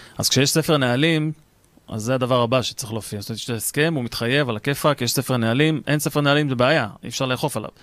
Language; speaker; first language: Hebrew; native; Hebrew